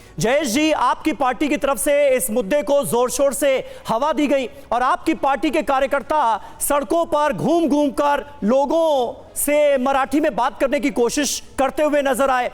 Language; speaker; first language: Hindi; native; Hindi